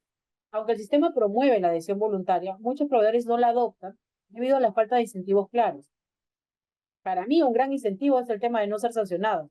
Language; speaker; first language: Spanish; native; Spanish